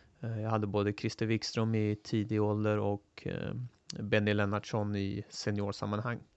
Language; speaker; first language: Swedish; early bilingual, other home language; Turoyo